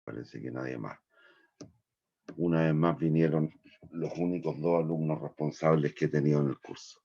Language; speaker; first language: Spanish; native; Spanish